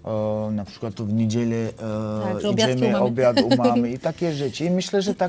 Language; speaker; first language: Polish; non-native, learner; Georgian